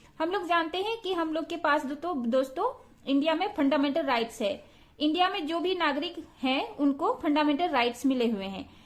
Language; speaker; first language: Hindi; non-native, local second language; Santali